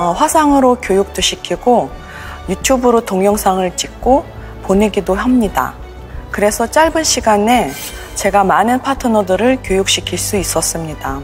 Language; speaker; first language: Korean; non-native, fluent; Russian